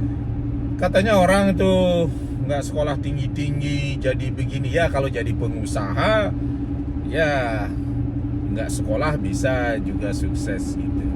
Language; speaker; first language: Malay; non-native, local second language; Balinese